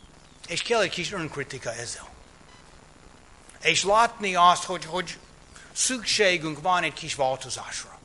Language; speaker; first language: Hungarian; non-native, fluent; English